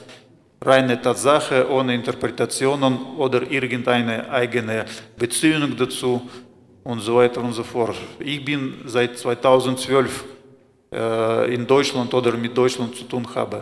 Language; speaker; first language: German; non-native, fluent; Russian